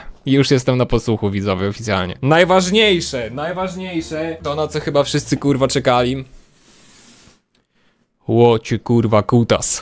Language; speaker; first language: Polish; native; Polish